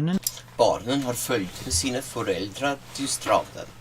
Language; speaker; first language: Swedish; non-native, learner; English